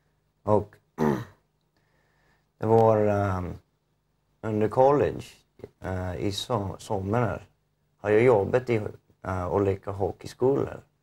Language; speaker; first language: Swedish; non-native, fluent; English